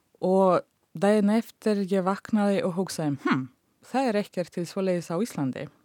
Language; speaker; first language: Icelandic; non-native, fluent; Russian